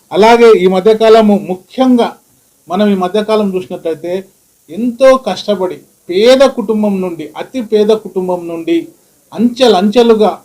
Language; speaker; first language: Telugu; non-native, local second language; Lambadi